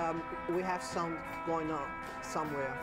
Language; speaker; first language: English; non-native, fluent; Portuguese